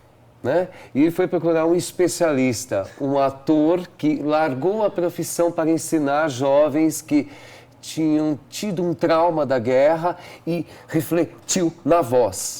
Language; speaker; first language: Portuguese; native; Portuguese